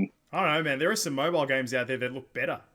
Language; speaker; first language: English; native; English